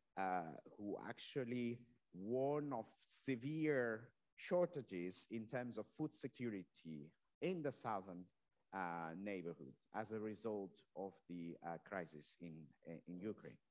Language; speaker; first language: English; non-native, fluent; Catalan